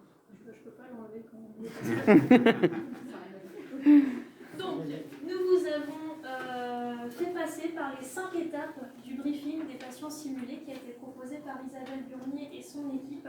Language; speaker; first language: French; native; French